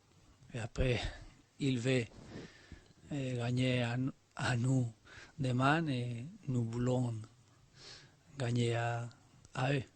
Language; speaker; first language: French; non-native, learner; Spanish